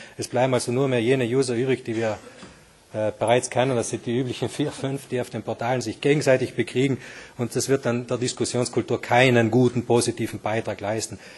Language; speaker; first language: German; native; German